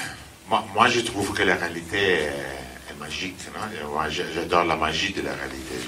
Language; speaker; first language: French; non-native, fluent; Italian